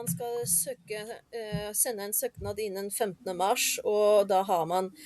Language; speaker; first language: Norwegian; non-native, fluent; French